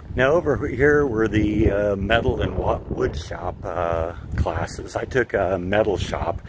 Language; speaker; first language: English; native; English